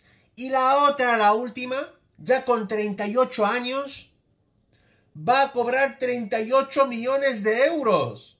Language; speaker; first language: Spanish; native; Spanish